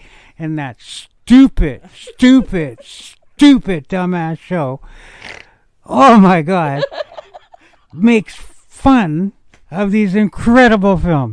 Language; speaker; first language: English; native; English